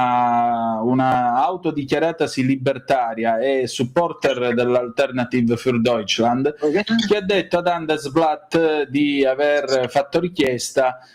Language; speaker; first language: Italian; native; Italian